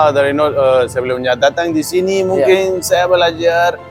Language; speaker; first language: Indonesian; non-native, learner; Spanish